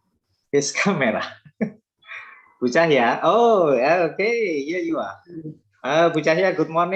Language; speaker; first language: English; non-native, fluent; Indonesian